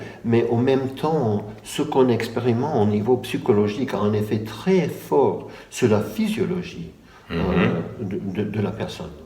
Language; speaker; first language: French; non-native, fluent; English